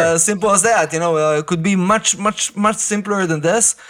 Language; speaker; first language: English; non-native, fluent; Hebrew